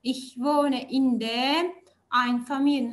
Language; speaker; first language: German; non-native, learner; Turkish